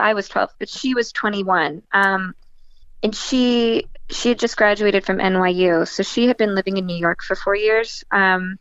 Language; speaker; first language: English; native; English